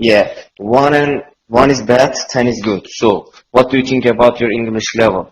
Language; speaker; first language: English; non-native, learner; Turkish